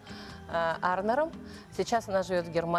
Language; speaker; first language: Russian; native; Russian